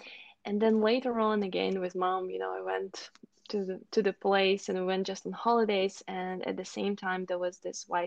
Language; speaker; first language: English; non-native, fluent; Russian